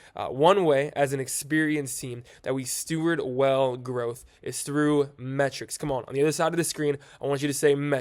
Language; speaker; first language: English; native; English